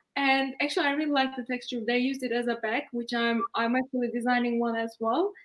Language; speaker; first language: English; non-native, fluent; Turkish